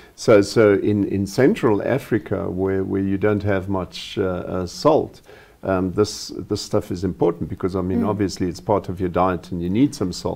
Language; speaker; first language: English; non-native, local second language; German